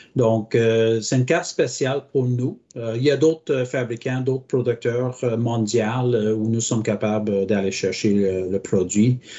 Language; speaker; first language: French; non-native, local second language; English